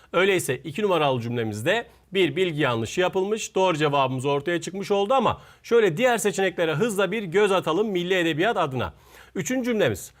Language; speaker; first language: Turkish; native; Turkish